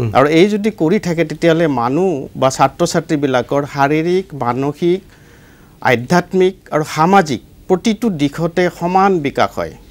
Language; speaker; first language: Assamese; native; Assamese